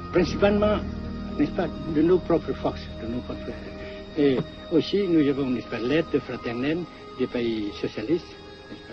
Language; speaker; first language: French; non-native, local second language; Vietnamese